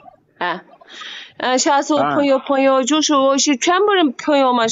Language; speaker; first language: Chinese; non-native, local second language; Uyghur